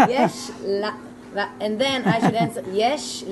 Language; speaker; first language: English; non-native, fluent; Hebrew